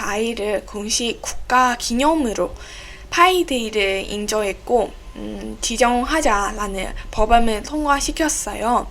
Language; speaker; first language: Korean; non-native, fluent; Burmese